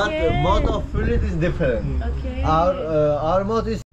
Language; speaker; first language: English; non-native, learner; Turkish